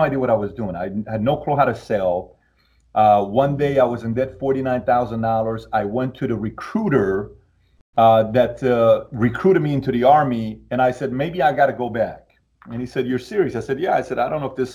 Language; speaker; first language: English; early bilingual, other home language; Persian